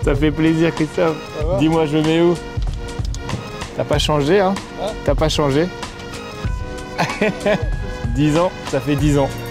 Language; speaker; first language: French; native; French